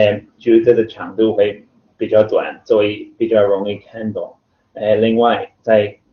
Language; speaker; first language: Chinese; non-native, fluent; English